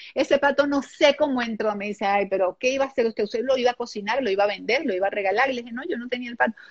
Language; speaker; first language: Spanish; non-native, local second language; German